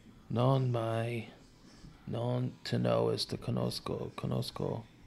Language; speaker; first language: Italian; non-native, learner; English